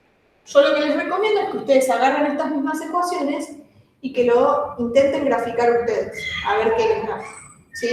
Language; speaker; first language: Spanish; native; Spanish